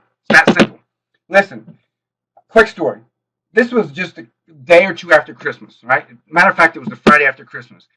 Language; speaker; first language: English; native; English